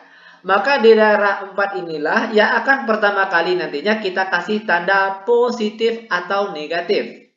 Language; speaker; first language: Indonesian; native; Indonesian